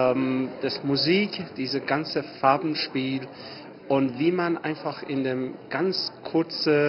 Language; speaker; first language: German; non-native, fluent; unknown